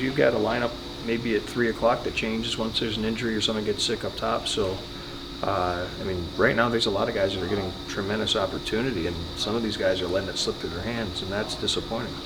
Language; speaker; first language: English; native; English